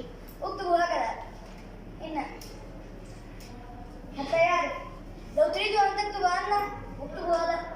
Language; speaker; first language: Arabic; non-native, learner; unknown